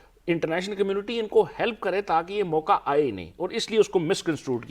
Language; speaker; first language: Urdu; native; Urdu